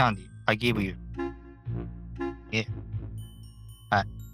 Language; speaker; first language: English; non-native, learner; Japanese